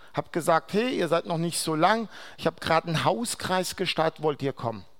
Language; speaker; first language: German; non-native, fluent; Aramaic